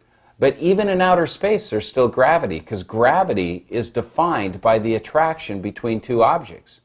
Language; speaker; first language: English; native; English